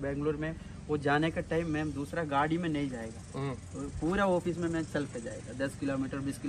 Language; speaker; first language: Hindi; non-native, local second language; Malayalam